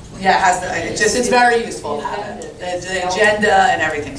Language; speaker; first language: English; native; English